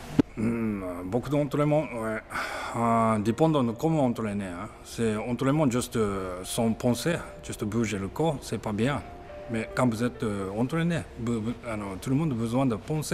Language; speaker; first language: French; non-native, learner; Japanese